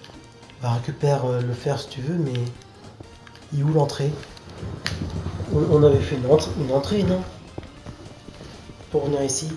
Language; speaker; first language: French; native; French